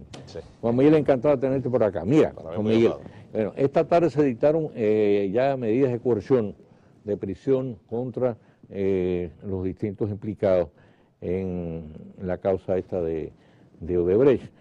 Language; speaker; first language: Spanish; native; Spanish